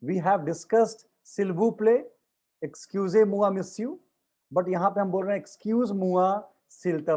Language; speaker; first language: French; non-native, learner; Hindi